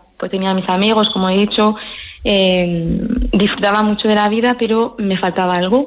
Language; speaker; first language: Spanish; early bilingual, heritage; French